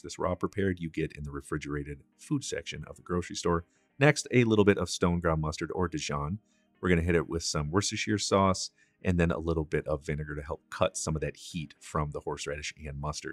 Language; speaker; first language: English; native; English